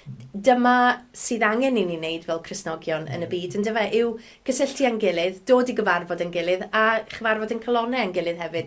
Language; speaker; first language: Welsh; native; Welsh